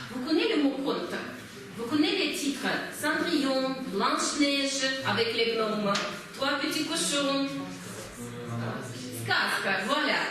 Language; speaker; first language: French; non-native, fluent; Russian